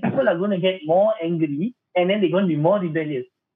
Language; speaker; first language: English; non-native, local second language; Tamil